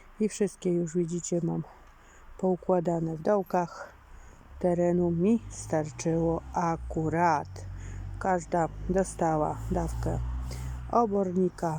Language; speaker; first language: Polish; native; Polish